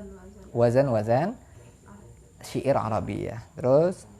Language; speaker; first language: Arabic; non-native, fluent; Indonesian